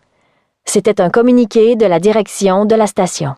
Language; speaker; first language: French; native; French